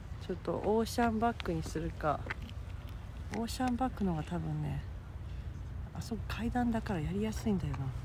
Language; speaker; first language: Japanese; non-native, fluent; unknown